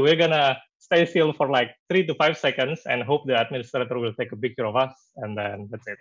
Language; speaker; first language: English; non-native, fluent; Indonesian